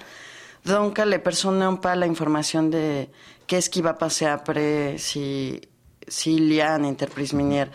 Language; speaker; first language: French; non-native, fluent; Spanish